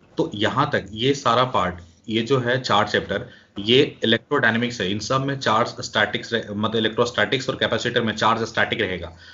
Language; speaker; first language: Hindi; native; Hindi